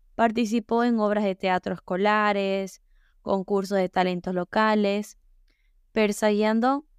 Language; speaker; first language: Spanish; early bilingual, heritage; Spanish